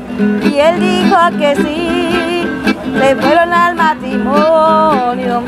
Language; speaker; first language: Spanish; native; Spanish